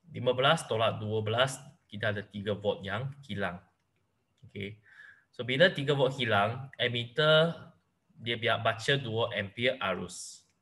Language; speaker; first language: Malay; non-native, local second language; Chinese